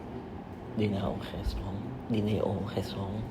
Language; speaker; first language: French; non-native, learner; Khmer